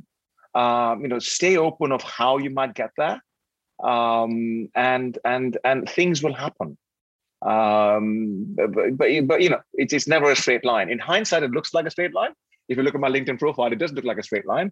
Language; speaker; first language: English; non-native, local second language; Hindi